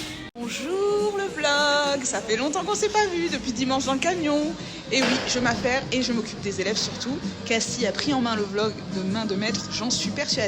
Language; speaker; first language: French; native; French